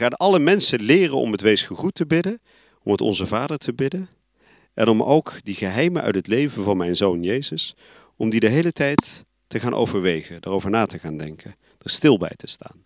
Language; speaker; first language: Dutch; native; Dutch